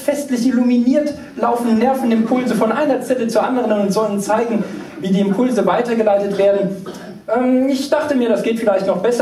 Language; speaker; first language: German; native; German